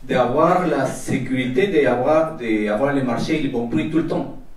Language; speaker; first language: French; non-native, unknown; Spanish